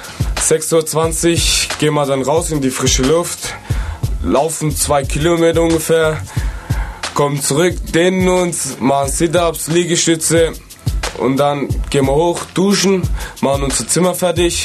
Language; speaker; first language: German; native; German